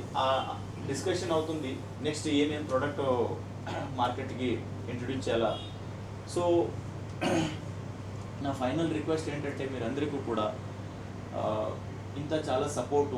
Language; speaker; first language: Telugu; non-native, learner; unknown